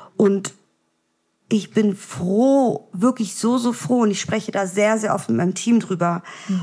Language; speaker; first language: German; early bilingual, other home language; Vietnamese